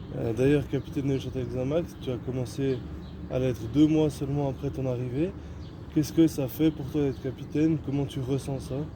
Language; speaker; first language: French; native; French